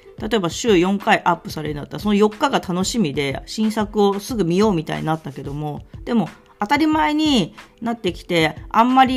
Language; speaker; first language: Japanese; native; Japanese